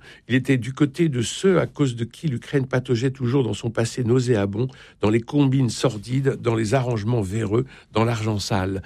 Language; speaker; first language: French; native; French